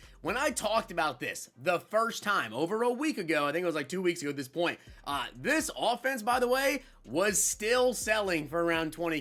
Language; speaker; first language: English; native; English